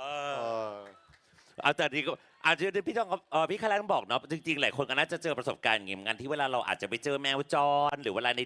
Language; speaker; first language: Thai; native; Thai